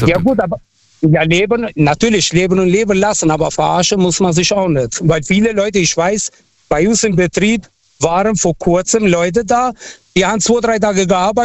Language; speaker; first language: German; non-native, fluent; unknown